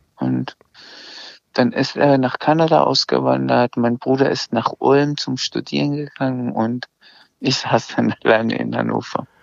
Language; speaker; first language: German; early bilingual, other home language; Azerbaijani